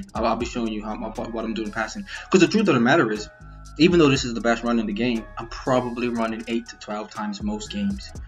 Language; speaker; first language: English; native; English